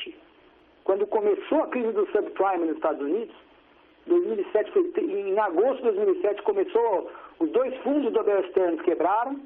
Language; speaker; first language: Portuguese; native; Portuguese